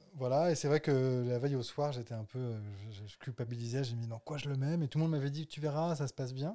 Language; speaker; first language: French; native; French